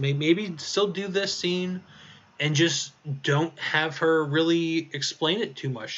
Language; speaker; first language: English; native; English